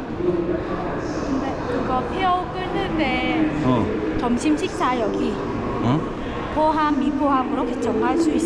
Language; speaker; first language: Korean; non-native, learner; Vietnamese